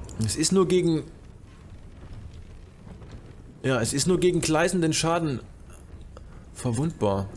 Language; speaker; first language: German; native; German